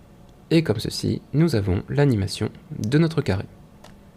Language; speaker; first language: French; native; French